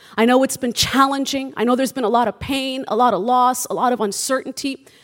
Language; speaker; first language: English; early bilingual, other home language; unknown